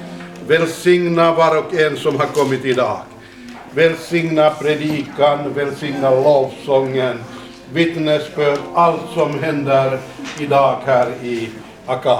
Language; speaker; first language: Swedish; non-native, fluent; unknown